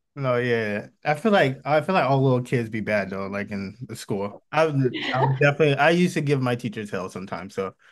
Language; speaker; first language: English; native; English